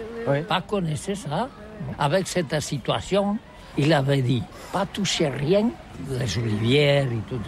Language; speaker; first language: French; non-native, learner; Catalan